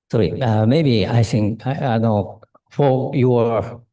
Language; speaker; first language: English; non-native, learner; Japanese